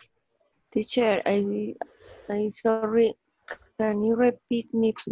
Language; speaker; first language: English; non-native, learner; Spanish